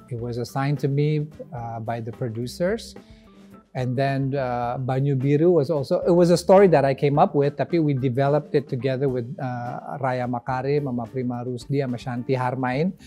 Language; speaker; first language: English; early bilingual, other home language; Indonesian